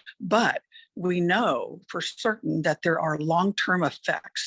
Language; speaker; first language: English; native; English